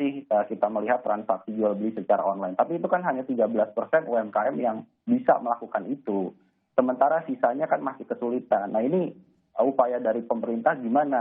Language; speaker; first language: Indonesian; native; Indonesian